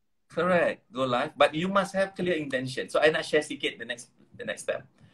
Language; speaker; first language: English; non-native, local second language; Malay